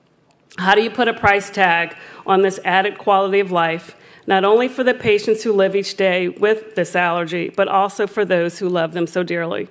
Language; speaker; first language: English; native; English